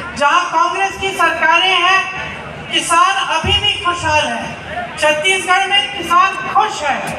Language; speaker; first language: Hindi; native; Hindi